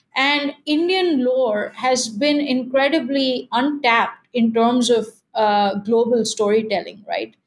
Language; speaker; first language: English; non-native, local second language; Hindi